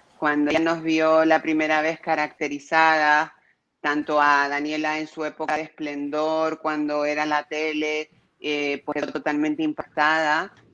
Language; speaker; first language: Spanish; native; Spanish